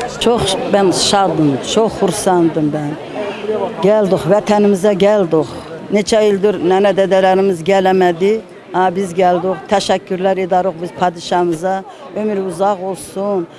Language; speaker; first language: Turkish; early bilingual, heritage; Turkish